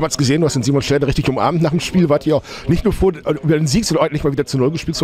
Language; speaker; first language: German; native; German